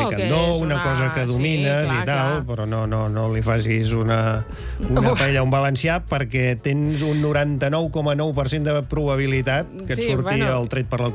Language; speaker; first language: Catalan; native; Catalan